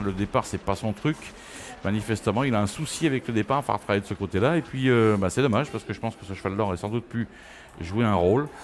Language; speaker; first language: French; native; French